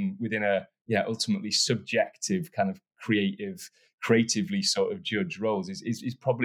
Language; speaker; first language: English; native; English